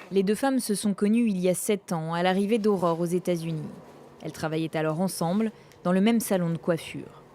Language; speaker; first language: French; native; French